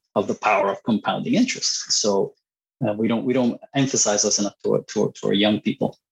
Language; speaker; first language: English; non-native, fluent; Spanish